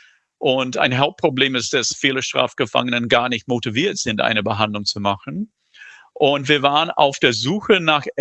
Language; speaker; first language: German; non-native, fluent; English